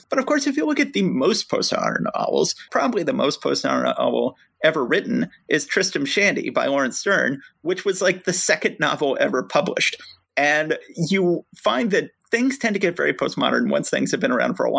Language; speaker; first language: English; native; English